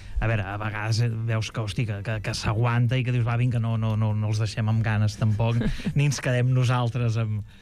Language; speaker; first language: Catalan; native; Catalan